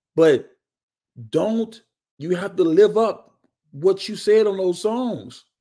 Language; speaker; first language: English; native; English